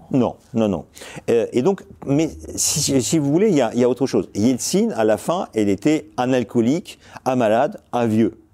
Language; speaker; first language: French; non-native, fluent; Russian